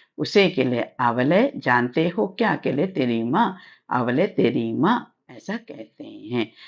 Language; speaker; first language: Hindi; non-native, local second language; Tamil